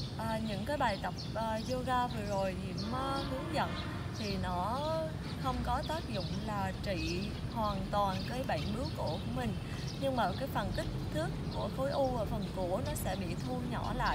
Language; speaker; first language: Vietnamese; native; Vietnamese